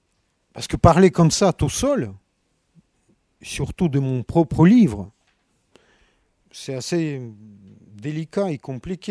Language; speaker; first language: French; non-native, fluent; Russian